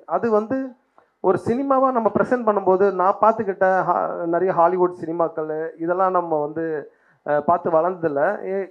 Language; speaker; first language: Tamil; native; Tamil